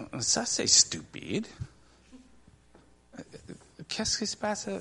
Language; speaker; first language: French; non-native, learner; English